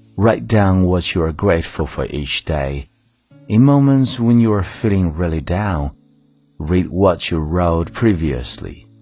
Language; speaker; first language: English; non-native, fluent; Chinese